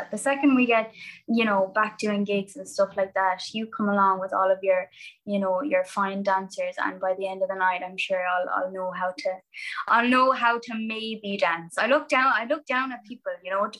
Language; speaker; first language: English; native; English